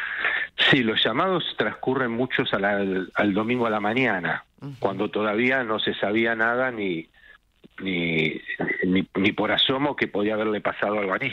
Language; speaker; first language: Spanish; native; Spanish